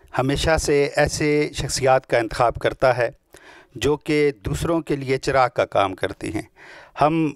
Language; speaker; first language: Urdu; non-native, local second language; Punjabi